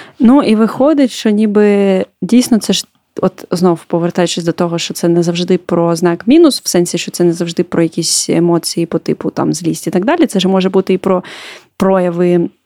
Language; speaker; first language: Ukrainian; non-native, local second language; Russian